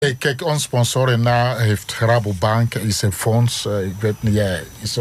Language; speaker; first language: Dutch; non-native, fluent; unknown